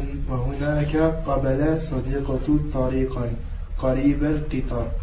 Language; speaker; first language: Arabic; non-native, learner; French